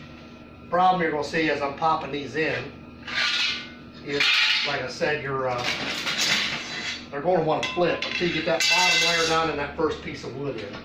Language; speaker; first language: English; native; English